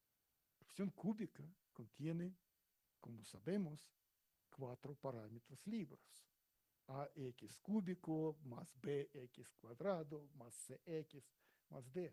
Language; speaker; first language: Spanish; non-native, learner; Russian